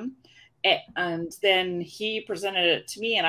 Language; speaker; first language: English; native; English